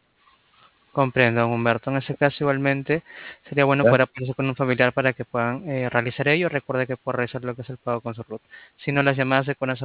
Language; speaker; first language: Spanish; native; Spanish